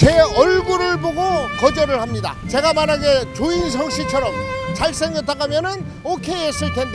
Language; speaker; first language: Korean; native; Korean